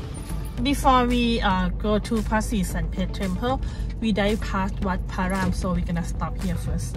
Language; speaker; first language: English; non-native, learner; Thai